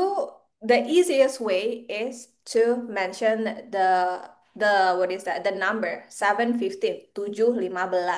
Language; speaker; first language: English; non-native, fluent; Indonesian